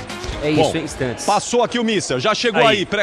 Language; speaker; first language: Portuguese; native; Portuguese